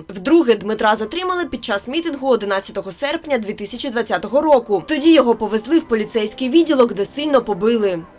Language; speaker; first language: Ukrainian; native; Ukrainian